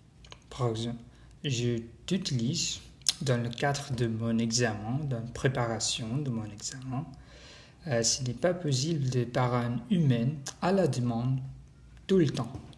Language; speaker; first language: French; non-native, learner; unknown